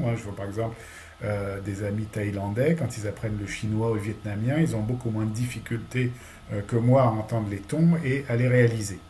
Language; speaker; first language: French; native; French